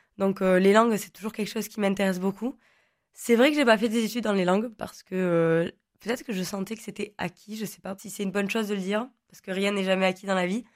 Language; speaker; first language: French; native; French